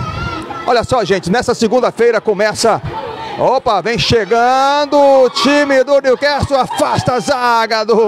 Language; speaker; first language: Portuguese; native; Portuguese